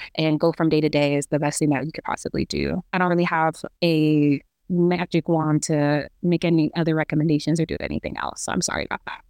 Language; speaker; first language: English; native; English